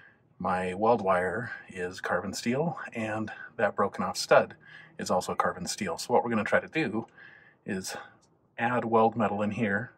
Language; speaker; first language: English; native; English